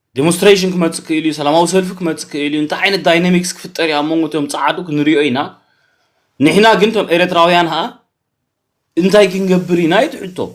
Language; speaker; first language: Tigrinya; early bilingual, heritage; Tigrinya